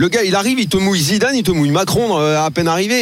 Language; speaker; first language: French; native; French